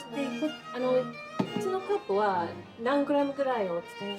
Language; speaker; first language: Japanese; non-native, learner; English